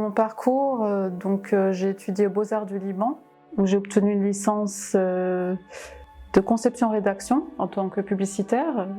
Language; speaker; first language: French; non-native, local second language; Arabic